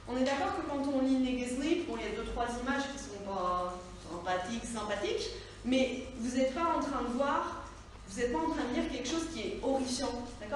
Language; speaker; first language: French; native; French